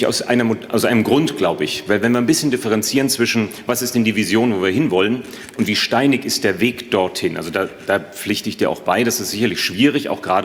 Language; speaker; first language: German; native; German